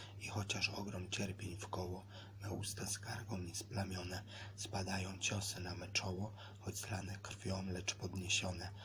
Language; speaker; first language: Polish; native; Polish